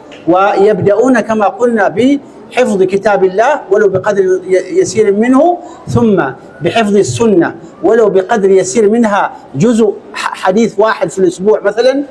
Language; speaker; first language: Arabic; native; Arabic